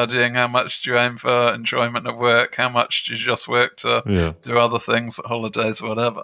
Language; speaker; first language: English; native; English